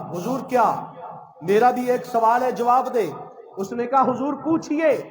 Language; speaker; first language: Urdu; non-native, local second language; Punjabi